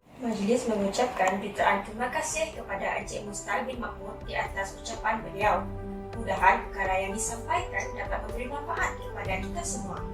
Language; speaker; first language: Malay; native; Malay